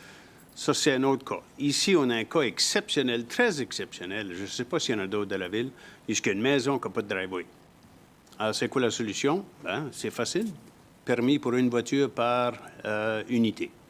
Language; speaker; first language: French; native; French